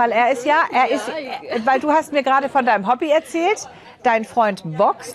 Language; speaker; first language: German; native; German